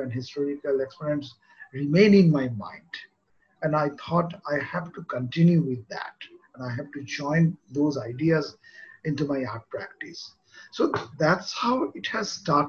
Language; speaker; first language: English; non-native, local second language; Bangla